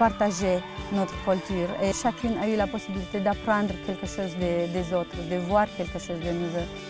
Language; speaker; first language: French; non-native, fluent; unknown